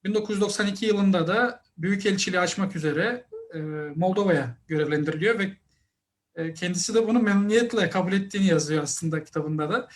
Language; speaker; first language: Turkish; native; Turkish